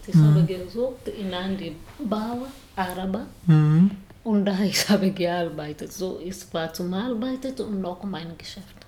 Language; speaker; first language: German; non-native, learner; Swahili